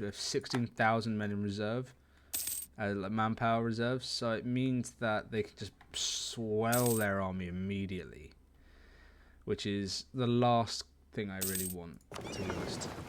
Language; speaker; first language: English; native; English